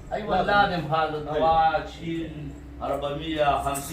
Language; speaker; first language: Arabic; non-native, learner; Pashto